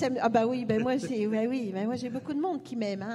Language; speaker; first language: French; native; French